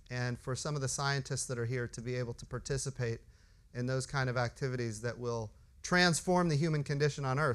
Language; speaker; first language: English; native; English